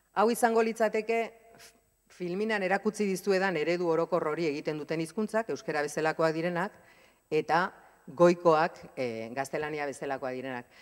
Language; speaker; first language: Basque; native; Basque